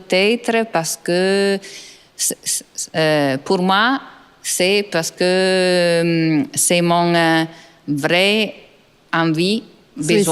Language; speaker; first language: French; non-native, fluent; Italian